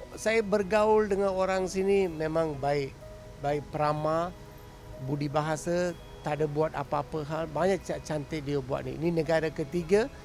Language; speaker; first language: Malay; non-native, local second language; Tamil